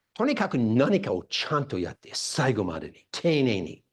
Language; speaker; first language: Japanese; non-native, fluent; English